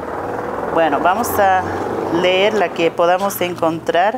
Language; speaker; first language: Spanish; non-native, local second language; Aymara